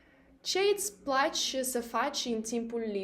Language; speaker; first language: Romanian; non-native, learner; Russian